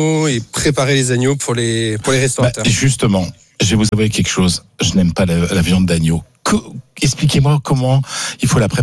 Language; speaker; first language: French; native; French